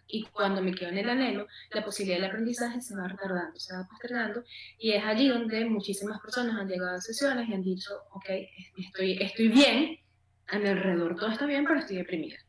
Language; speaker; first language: Spanish; native; Spanish